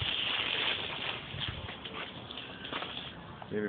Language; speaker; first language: English; native; English